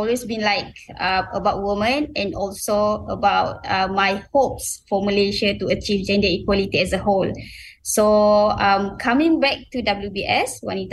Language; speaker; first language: English; non-native, local second language; Malay